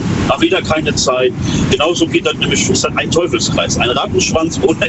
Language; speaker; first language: German; native; German